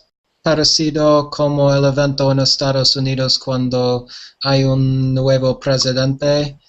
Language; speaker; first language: Spanish; non-native, learner; English